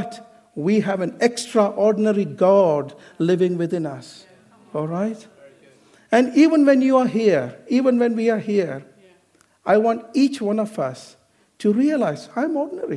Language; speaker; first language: English; non-native, local second language; Malayalam